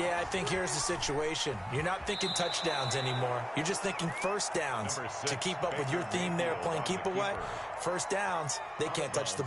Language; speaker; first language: English; native; English